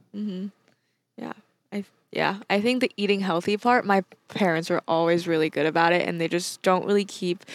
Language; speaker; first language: English; early bilingual, other home language; Chinese